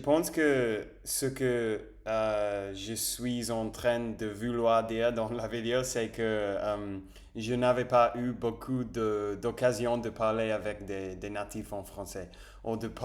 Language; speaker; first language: French; non-native, fluent; Spanish